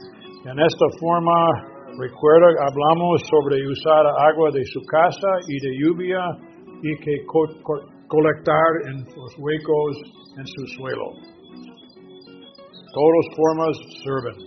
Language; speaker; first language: Spanish; non-native, learner; English